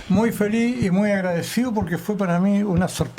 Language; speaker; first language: Spanish; native; Spanish